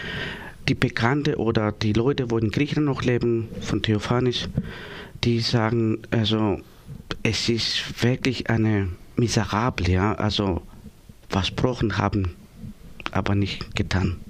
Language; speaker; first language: German; non-native, learner; Greek